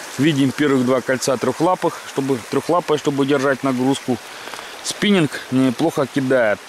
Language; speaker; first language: Russian; native; Russian